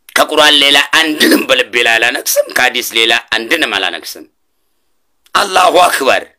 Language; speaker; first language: Amharic; non-native, local second language; Oromo